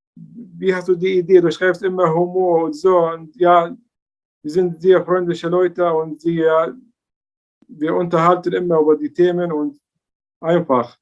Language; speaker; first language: German; non-native, learner; Arabic